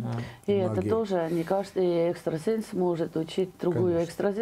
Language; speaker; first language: Russian; non-native, local second language; Estonian